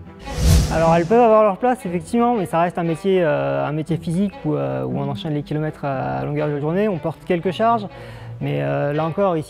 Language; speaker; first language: French; native; French